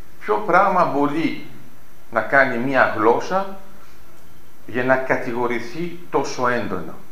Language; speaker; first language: Greek; early bilingual, heritage; Greek